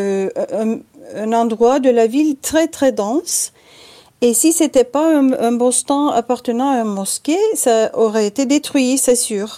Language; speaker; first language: French; non-native, fluent; Turkish